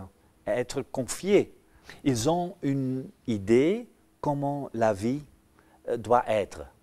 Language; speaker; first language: French; non-native, local second language; Dutch